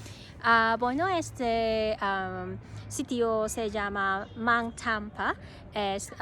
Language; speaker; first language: Spanish; non-native, learner; Cantonese